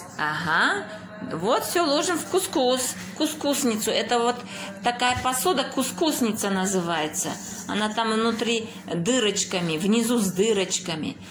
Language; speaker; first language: Russian; non-native, local second language; Kazakh